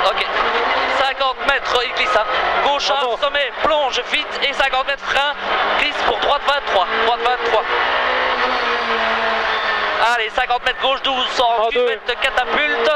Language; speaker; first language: French; native; French